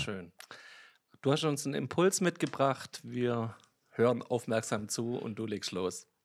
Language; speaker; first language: German; native; German